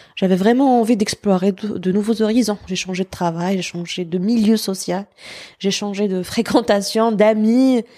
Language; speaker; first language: French; non-native, local second language; Berber languages